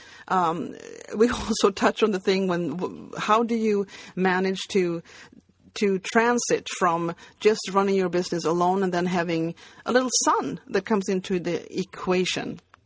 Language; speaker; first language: English; non-native, fluent; Swedish